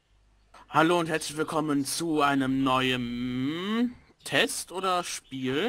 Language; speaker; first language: German; native; German